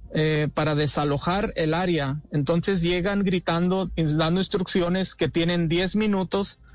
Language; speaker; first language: Spanish; early bilingual, heritage; Spanish